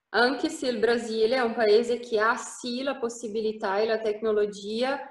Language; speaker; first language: Italian; non-native, fluent; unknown